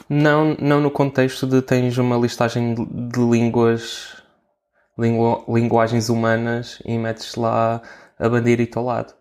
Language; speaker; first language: Portuguese; native; Portuguese